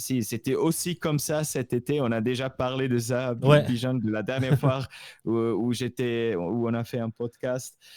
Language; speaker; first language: French; non-native, local second language; Swiss German